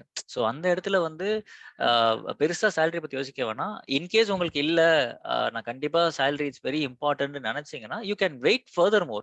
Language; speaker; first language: Tamil; native; Tamil